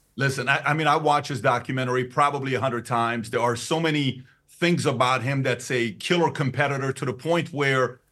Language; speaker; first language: English; early bilingual, other home language; Persian